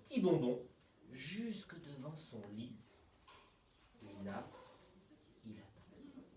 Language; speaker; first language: French; native; French